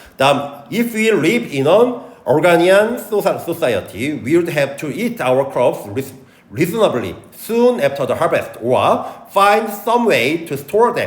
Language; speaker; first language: English; non-native, fluent; Korean